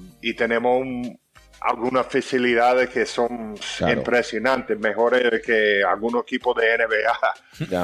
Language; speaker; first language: Spanish; early bilingual, heritage; English